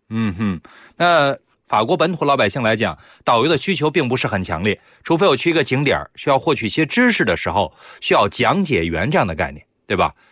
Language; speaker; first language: Chinese; native; Chinese